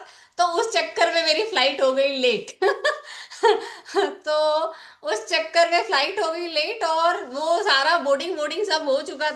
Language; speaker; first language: Hindi; native; Hindi